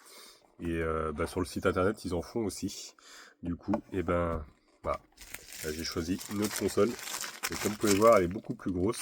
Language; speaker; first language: French; native; French